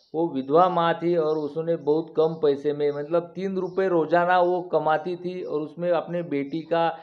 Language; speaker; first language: Hindi; non-native, local second language; Marathi